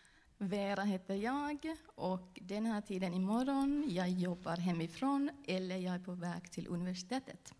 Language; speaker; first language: Swedish; non-native, fluent; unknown